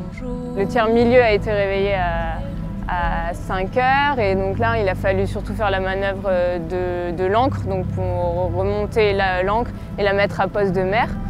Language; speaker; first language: French; native; French